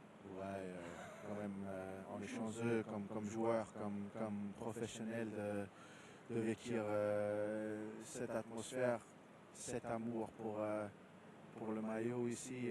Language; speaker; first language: French; non-native, fluent; Danish